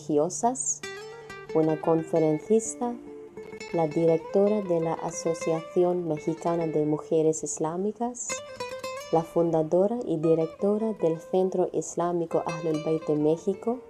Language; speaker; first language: Spanish; non-native, fluent; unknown